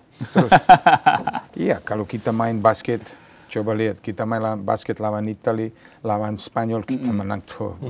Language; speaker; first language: Indonesian; non-native, fluent; Serbian